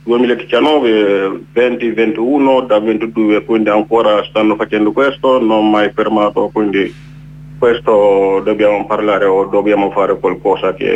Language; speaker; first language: Italian; non-native, learner; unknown